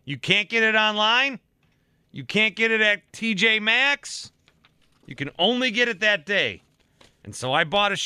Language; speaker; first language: English; native; English